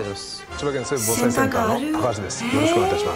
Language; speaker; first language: Japanese; native; Japanese